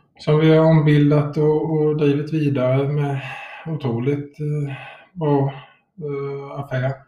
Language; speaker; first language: Swedish; native; Swedish